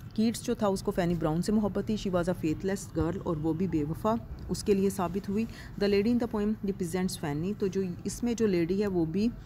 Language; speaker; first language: Urdu; non-native, local second language; Punjabi